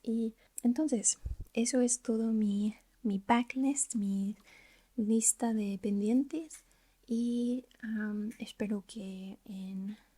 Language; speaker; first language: Spanish; non-native, learner; English